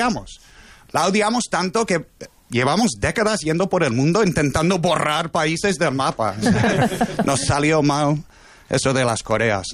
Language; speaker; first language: Spanish; non-native, fluent; English